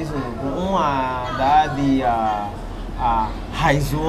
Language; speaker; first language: Vietnamese; non-native, learner; Portuguese